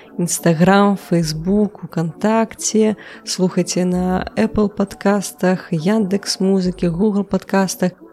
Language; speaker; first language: Belarusian; non-native, local second language; Russian